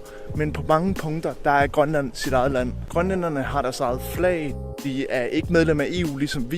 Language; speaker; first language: Danish; native; Danish